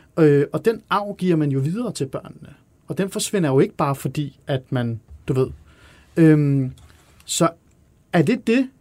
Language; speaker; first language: Danish; early bilingual, other home language; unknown